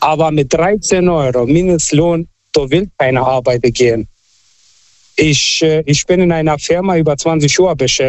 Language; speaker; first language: German; non-native, fluent; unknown